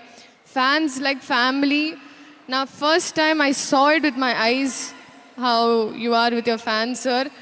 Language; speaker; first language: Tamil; non-native, learner; Telugu